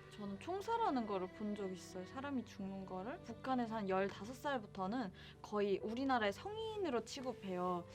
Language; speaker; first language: Korean; native; Korean